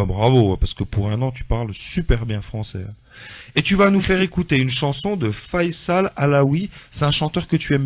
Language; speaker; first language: French; native; French